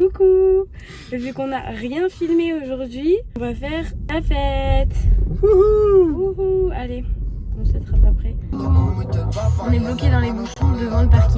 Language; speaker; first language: French; native; French